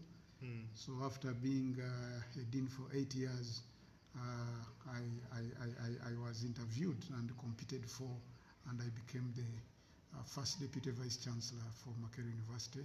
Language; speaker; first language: English; non-native, local second language; Ganda